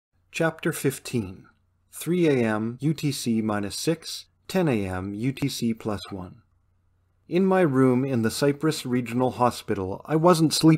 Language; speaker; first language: English; native; English